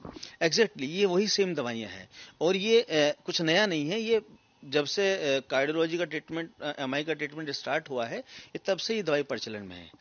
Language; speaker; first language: Hindi; native; Hindi